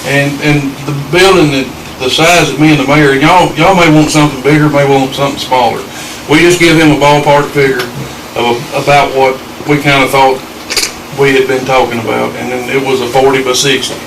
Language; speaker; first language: English; native; English